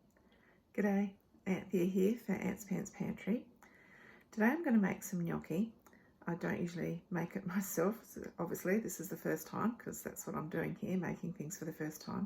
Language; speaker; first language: English; native; English